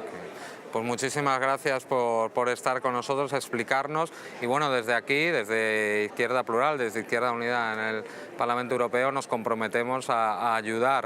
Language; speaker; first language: Spanish; native; Spanish